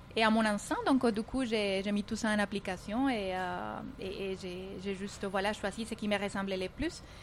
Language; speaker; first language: French; non-native, fluent; Spanish